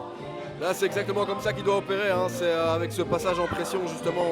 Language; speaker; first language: French; native; French